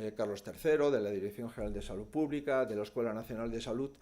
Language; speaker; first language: Spanish; native; Spanish